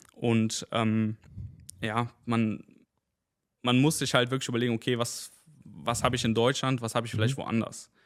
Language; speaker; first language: German; early bilingual, other home language; Spanish